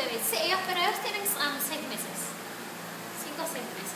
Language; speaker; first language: Spanish; early bilingual, heritage; Spanish